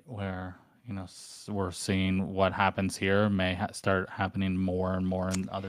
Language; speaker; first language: English; native; English